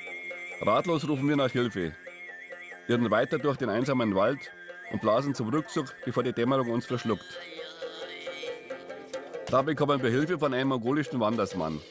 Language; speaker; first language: German; native; German